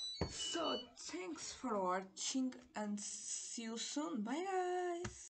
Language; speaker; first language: English; non-native, learner; Portuguese